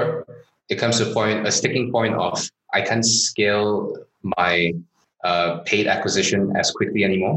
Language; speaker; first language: English; non-native, local second language; Chinese